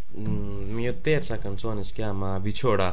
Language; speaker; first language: Italian; non-native, learner; Punjabi